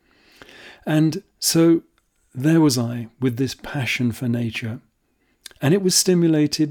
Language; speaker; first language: English; native; English